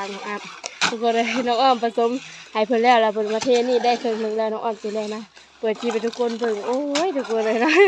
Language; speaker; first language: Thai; non-native, local second language; Northeastern Thai